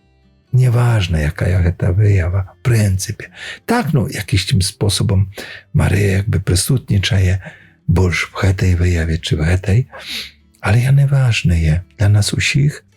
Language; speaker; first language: Polish; non-native, learner; Belarusian